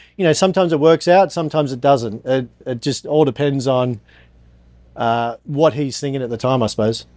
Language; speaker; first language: English; native; English